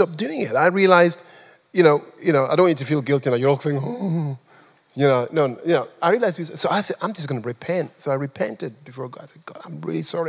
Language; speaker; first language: English; non-native, local second language; Yoruba